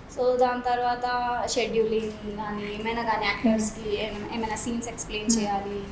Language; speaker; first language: Telugu; non-native, local second language; Marathi